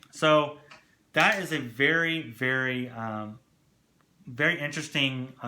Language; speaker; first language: English; native; English